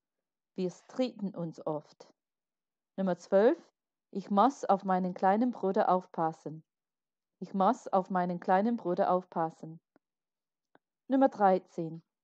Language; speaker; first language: German; non-native, fluent; English